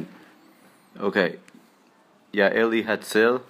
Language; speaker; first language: Hebrew; non-native, learner; English